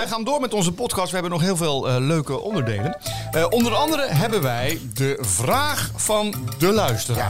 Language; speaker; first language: Dutch; native; Dutch